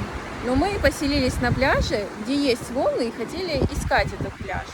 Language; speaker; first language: Russian; native; Russian